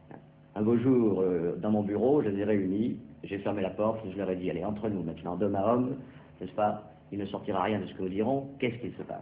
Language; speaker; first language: French; native; French